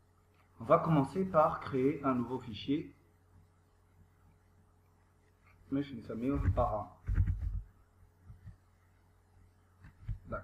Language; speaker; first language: French; non-native, local second language; Arabic